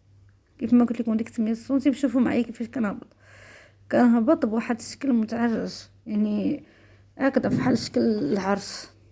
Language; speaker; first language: Arabic; native; Arabic